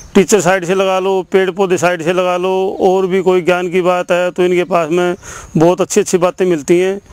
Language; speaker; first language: Hindi; native; Hindi